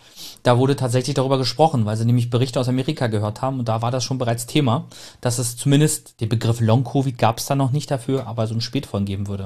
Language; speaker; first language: German; native; German